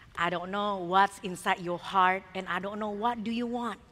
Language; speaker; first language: English; non-native, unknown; Indonesian